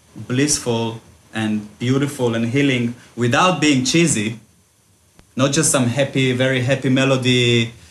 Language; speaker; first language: English; early bilingual, other home language; Russian